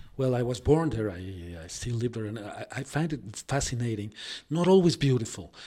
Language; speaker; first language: English; non-native, fluent; Spanish